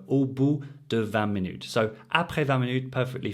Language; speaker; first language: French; non-native, fluent; English